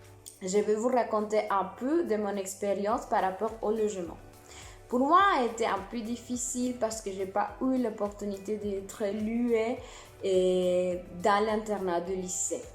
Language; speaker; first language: French; non-native, fluent; Spanish